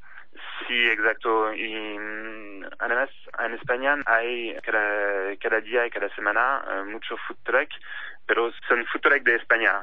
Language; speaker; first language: Spanish; non-native, fluent; French